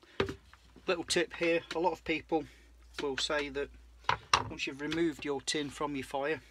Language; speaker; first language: English; native; English